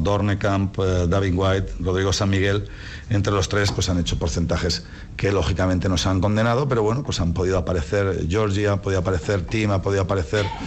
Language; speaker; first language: Spanish; native; Spanish